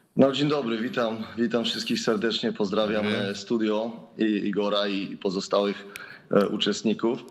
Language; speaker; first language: Polish; native; Polish